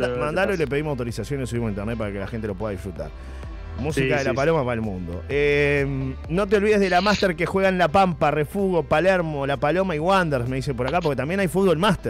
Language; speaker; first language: Spanish; native; Spanish